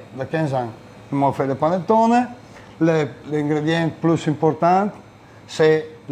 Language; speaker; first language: French; non-native, learner; Italian